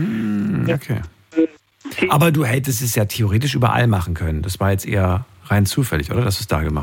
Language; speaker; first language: German; native; German